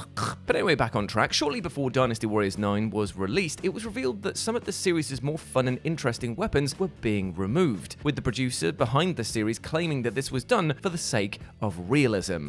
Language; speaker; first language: English; native; English